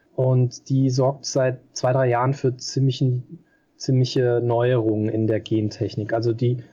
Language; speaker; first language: German; native; German